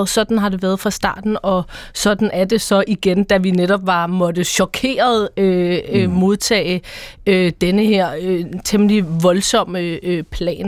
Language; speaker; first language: Danish; native; Danish